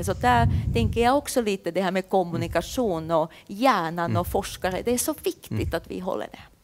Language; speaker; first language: Swedish; non-native, fluent; Finnish